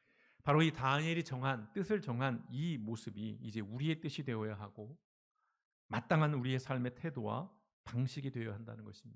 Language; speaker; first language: Korean; native; Korean